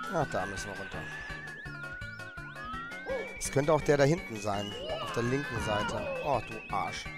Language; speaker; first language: German; native; German